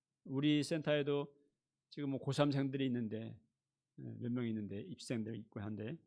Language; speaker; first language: Korean; native; Korean